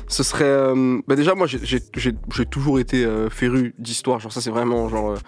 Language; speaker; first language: French; native; French